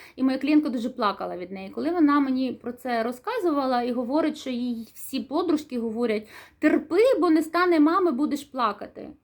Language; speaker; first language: Ukrainian; non-native, local second language; Russian